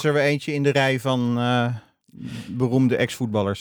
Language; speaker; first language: Dutch; native; Dutch